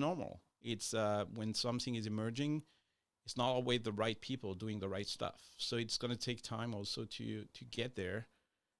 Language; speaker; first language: English; non-native, fluent; French